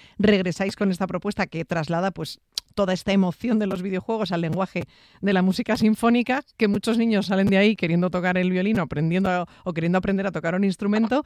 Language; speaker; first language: Spanish; native; Spanish